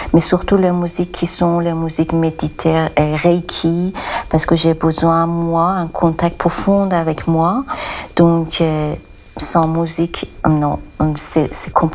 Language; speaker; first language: French; non-native, learner; Persian